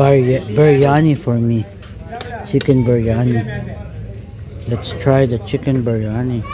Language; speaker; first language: English; non-native, learner; Filipino